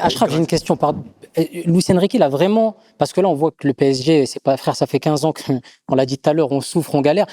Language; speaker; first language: French; native; French